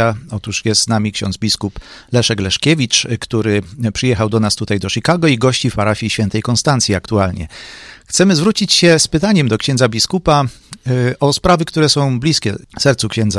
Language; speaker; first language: Polish; native; Polish